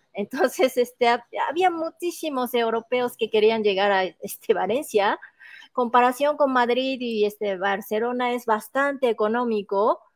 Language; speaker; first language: Spanish; non-native, fluent; Japanese